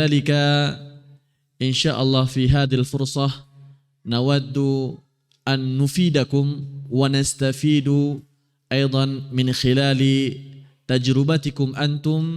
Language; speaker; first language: Arabic; non-native, fluent; Indonesian